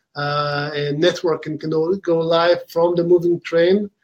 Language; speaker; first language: English; non-native, fluent; Hebrew